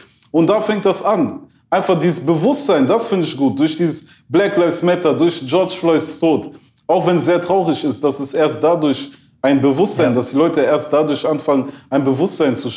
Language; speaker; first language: German; early bilingual, other home language; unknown